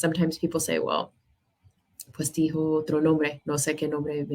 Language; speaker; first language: Spanish; non-native, fluent; English